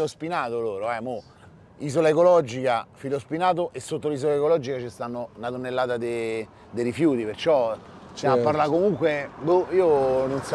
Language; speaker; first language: Italian; native; Italian